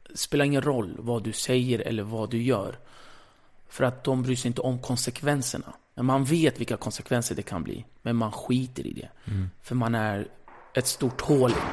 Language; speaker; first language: Swedish; early bilingual, other home language; Kurdish